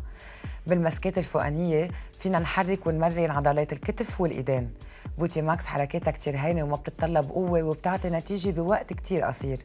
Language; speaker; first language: Arabic; native; Arabic